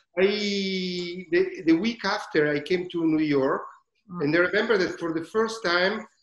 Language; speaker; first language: English; non-native, learner; Italian